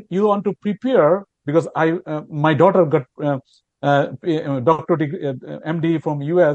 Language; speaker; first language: English; non-native, local second language; Bangla